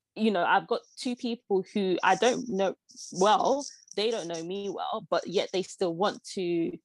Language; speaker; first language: English; early bilingual, other home language; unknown